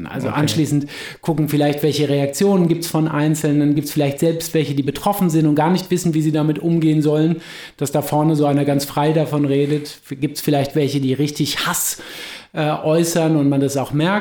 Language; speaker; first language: German; native; German